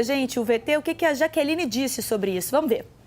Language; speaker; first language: Portuguese; native; Portuguese